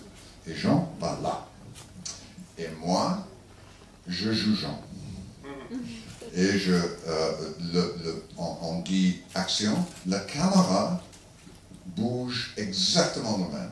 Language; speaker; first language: French; non-native, learner; English